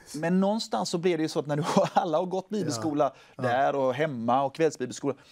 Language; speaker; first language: Swedish; native; Swedish